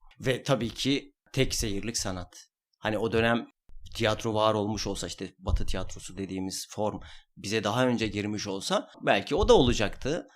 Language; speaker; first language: Turkish; non-native, local second language; Kurdish